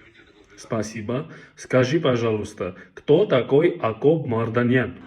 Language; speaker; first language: Russian; non-native, local second language; Armenian